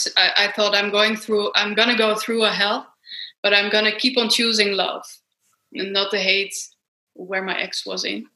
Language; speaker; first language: English; non-native, fluent; Dutch